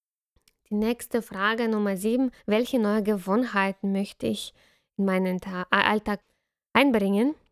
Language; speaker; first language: German; non-native, fluent; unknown